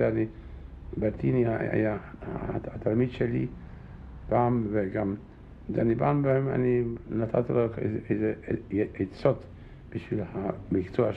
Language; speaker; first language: Hebrew; non-native, fluent; Czech